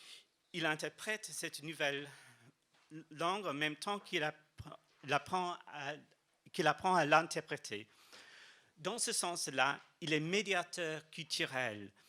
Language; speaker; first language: French; non-native, fluent; English